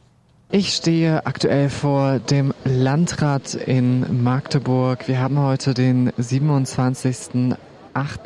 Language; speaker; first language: German; native; German